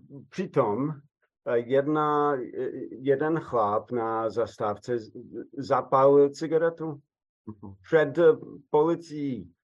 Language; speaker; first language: Czech; non-native, fluent; English